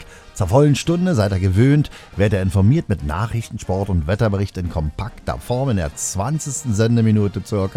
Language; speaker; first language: German; native; German